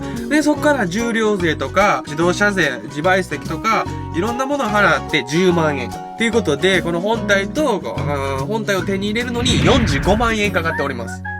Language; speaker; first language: Japanese; native; Japanese